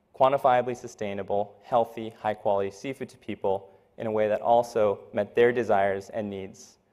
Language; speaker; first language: English; native; English